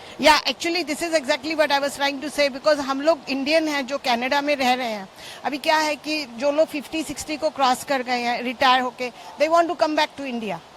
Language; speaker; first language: Hindi; native; Hindi